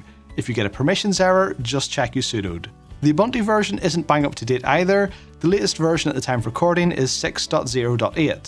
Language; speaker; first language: English; native; English